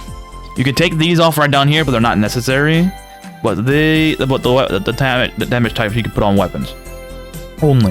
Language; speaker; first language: English; native; English